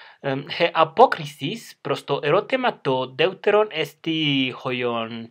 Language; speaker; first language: Greek; non-native, fluent; Spanish